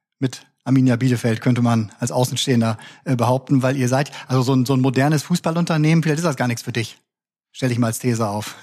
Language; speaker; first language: German; native; German